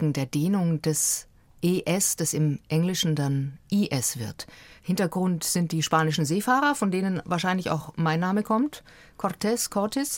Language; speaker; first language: German; native; German